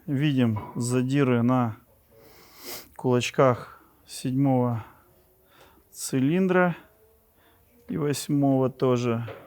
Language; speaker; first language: Russian; native; Russian